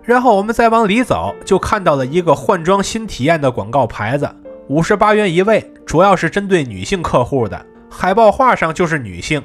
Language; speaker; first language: Chinese; native; Chinese